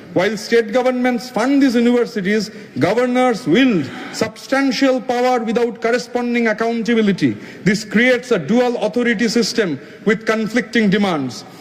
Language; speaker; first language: English; non-native, local second language; Bangla